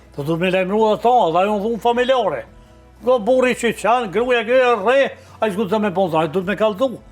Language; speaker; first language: Albanian; native; Albanian